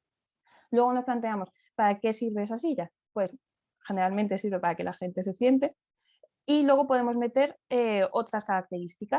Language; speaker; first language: Spanish; native; Spanish